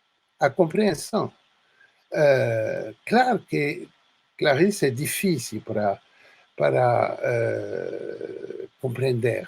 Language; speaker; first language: Portuguese; non-native, fluent; French